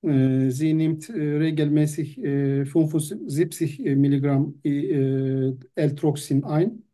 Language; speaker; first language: German; non-native, learner; Turkish